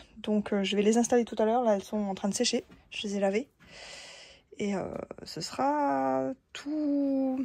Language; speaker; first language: French; native; French